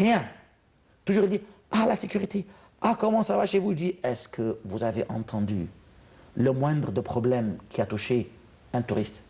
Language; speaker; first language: French; non-native, fluent; Arabic